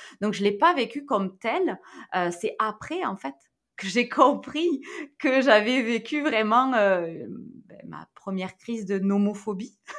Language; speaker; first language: French; native; French